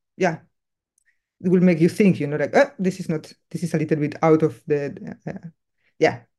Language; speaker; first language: English; non-native, fluent; Spanish